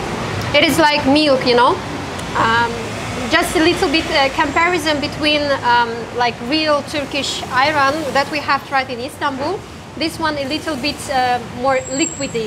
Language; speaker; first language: English; non-native, fluent; Kazakh